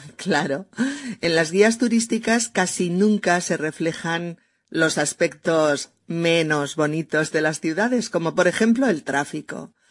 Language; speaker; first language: Spanish; native; Spanish